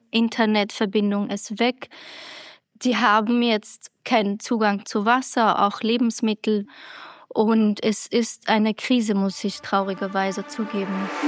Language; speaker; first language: German; non-native, fluent; Kurdish